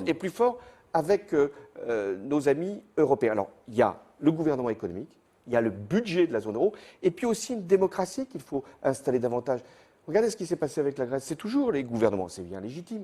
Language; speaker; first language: French; native; French